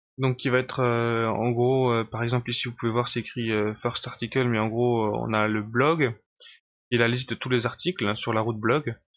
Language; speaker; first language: French; native; French